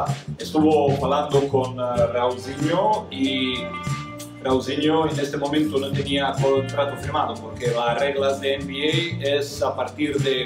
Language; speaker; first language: Portuguese; non-native, learner; Croatian